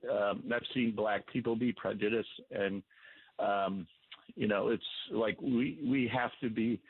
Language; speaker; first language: English; native; English